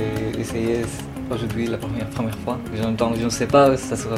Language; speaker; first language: French; non-native, fluent; Bangla